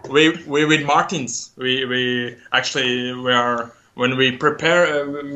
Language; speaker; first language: English; non-native, learner; Latvian